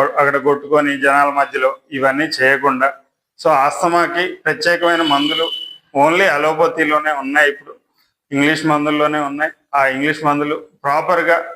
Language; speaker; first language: Telugu; native; Telugu